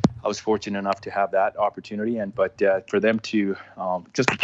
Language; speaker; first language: English; non-native, fluent; Punjabi